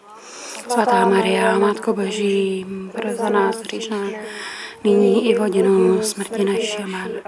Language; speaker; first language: Czech; native; Czech